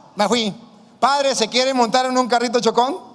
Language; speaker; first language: Spanish; native; Spanish